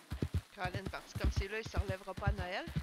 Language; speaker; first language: French; native; French